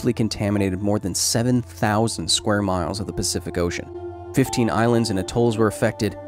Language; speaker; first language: English; native; English